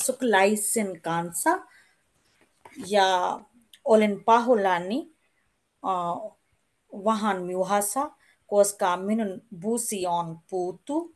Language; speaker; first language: Finnish; non-native, learner; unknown